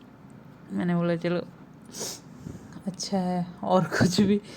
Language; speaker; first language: Hindi; native; Hindi